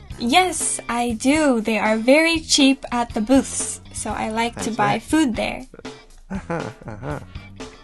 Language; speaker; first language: English; non-native, fluent; Japanese